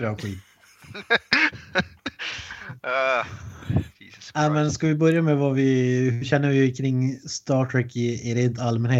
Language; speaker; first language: Swedish; native; Swedish